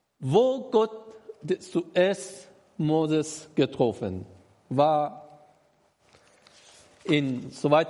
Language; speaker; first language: German; non-native, learner; Persian